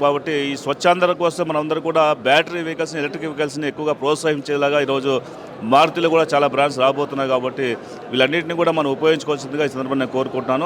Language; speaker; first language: Telugu; native; Telugu